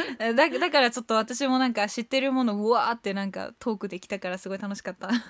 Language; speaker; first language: Japanese; early bilingual, heritage; Japanese